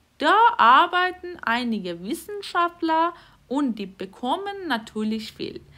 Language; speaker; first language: German; non-native, fluent; Persian